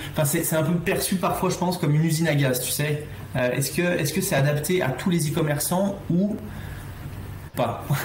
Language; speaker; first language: French; native; French